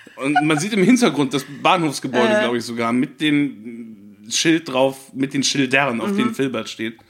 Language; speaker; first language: German; native; German